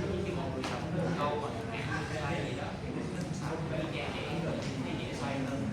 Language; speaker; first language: Vietnamese; native; Vietnamese